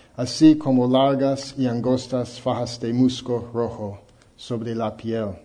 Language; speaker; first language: Spanish; non-native, fluent; English